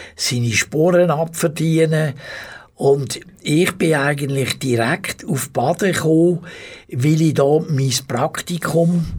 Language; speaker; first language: German; native; German